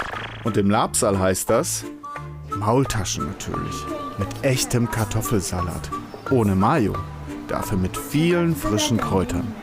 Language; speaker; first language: German; native; German